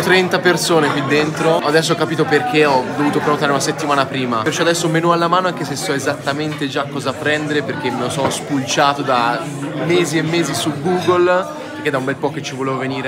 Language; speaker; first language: Italian; native; Italian